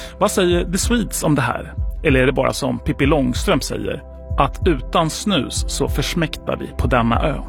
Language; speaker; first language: Swedish; native; Swedish